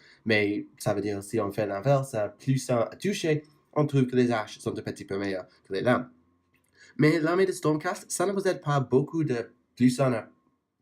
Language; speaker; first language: French; non-native, fluent; English